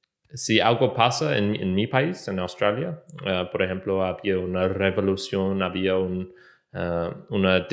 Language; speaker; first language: Spanish; non-native, learner; English